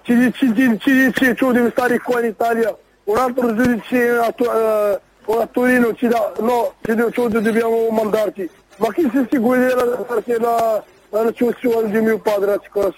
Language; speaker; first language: Italian; non-native, learner; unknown